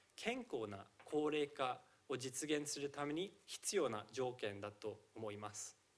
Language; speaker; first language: Japanese; non-native, fluent; English